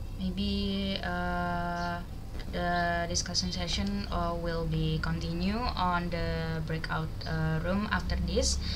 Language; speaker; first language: English; non-native, learner; Indonesian